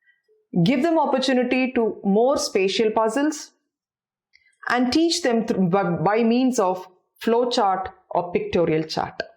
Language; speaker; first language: English; non-native, local second language; Tamil